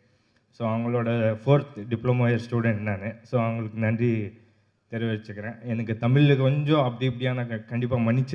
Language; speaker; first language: Tamil; non-native, local second language; Kannada